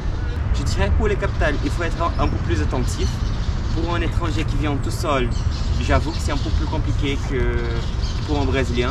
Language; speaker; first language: French; non-native, fluent; Portuguese